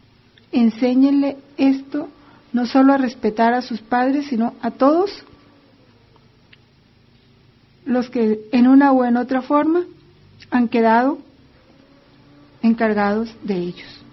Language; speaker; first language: Spanish; native; Spanish